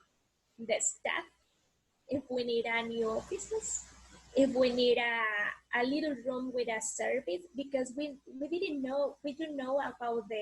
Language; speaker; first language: English; non-native, learner; Spanish